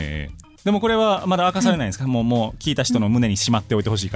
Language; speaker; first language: Japanese; native; Japanese